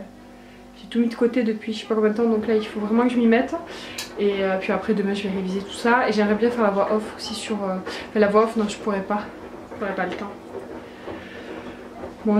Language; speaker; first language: French; native; French